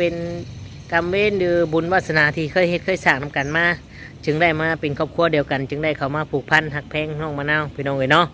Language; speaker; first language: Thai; non-native, local second language; Lao